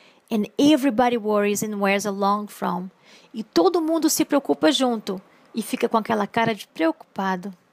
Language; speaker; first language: English; non-native, fluent; Portuguese